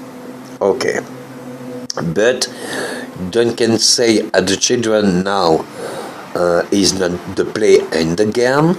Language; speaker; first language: English; non-native, learner; French